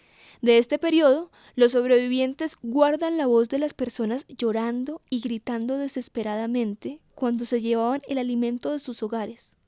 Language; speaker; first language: Spanish; native; Spanish